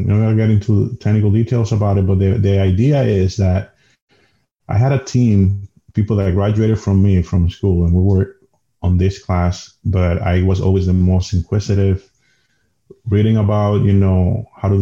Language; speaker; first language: English; non-native, fluent; Spanish